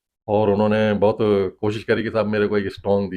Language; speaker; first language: Hindi; native; Hindi